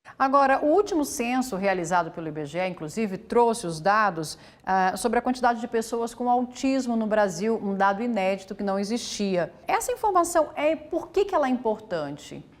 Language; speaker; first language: Portuguese; native; Portuguese